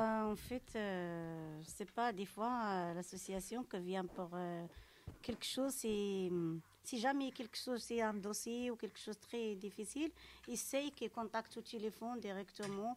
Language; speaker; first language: French; non-native, local second language; Arabic